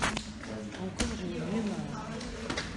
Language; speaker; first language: French; non-native, learner; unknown